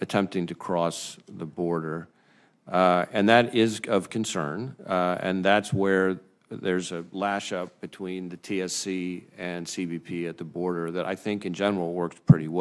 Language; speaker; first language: English; native; English